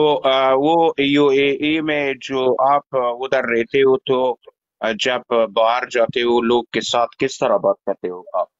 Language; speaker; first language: Hindi; non-native, learner; Persian